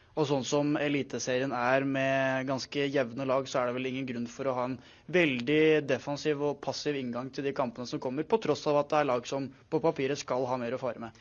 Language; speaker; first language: Norwegian; native; Norwegian